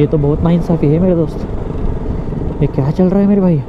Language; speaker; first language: Hindi; non-native, local second language; Marathi